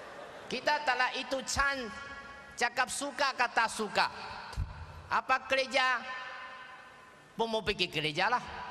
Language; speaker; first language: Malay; non-native, local second language; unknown